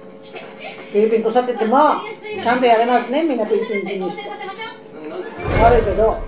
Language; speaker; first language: Japanese; native; Japanese